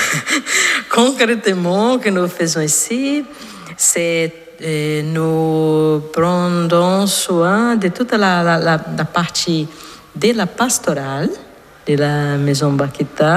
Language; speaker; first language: French; non-native, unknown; Portuguese